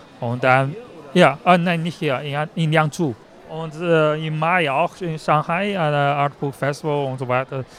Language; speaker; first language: German; non-native, learner; Chinese